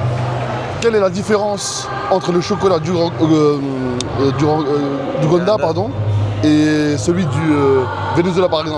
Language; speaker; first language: French; native; French